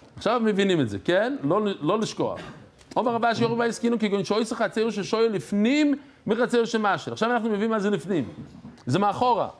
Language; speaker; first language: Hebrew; non-native, fluent; English